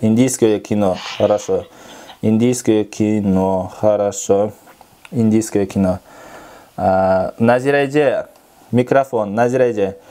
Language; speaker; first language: Russian; non-native, local second language; Kyrgyz